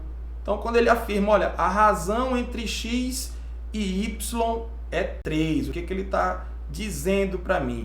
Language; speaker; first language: Portuguese; native; Portuguese